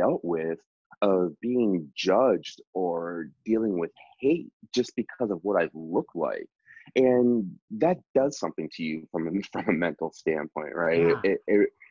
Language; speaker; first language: English; native; English